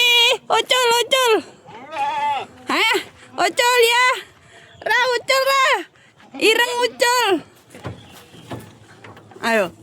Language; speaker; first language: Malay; non-native, local second language; Javanese